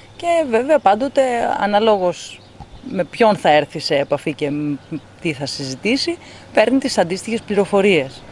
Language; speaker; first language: Greek; native; Greek